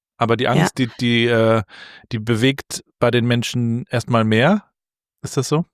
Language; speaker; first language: German; native; German